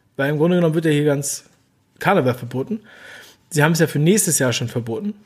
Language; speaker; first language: German; native; German